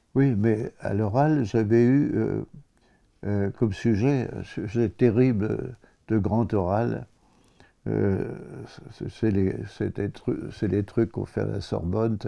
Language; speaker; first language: French; native; French